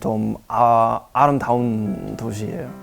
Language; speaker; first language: Korean; non-native, learner; English